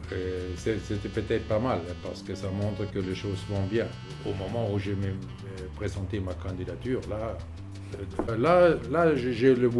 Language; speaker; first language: French; non-native, fluent; German